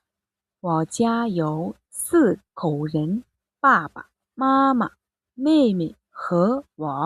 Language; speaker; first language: Chinese; non-native, fluent; Mongolian